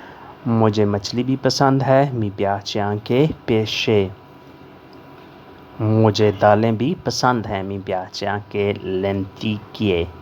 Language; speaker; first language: Italian; non-native, learner; Urdu